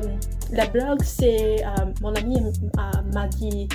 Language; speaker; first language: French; non-native, learner; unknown